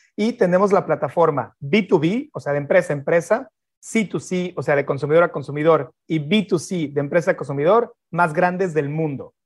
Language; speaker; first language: Spanish; native; Spanish